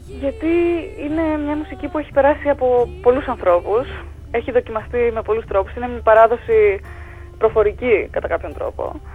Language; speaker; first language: Greek; early bilingual, heritage; Greek